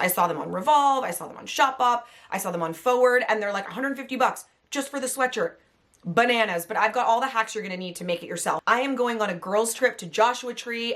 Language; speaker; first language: English; native; English